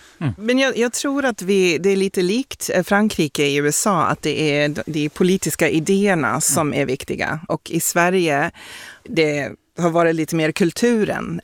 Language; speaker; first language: Swedish; early bilingual, heritage; Swedish